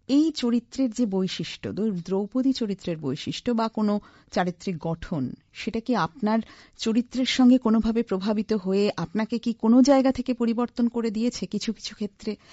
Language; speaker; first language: Bangla; native; Bangla